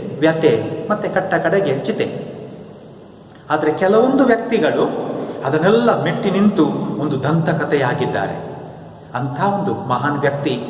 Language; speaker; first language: Kannada; non-native, local second language; Konkani